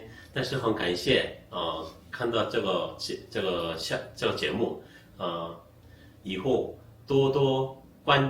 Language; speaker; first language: Chinese; non-native, fluent; Korean